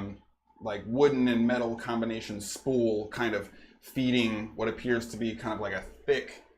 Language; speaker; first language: English; native; English